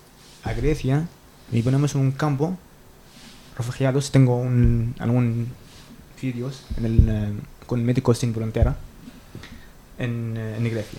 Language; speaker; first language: Spanish; non-native, learner; Arabic